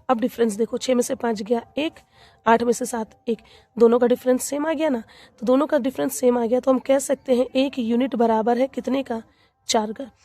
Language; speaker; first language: Hindi; native; Hindi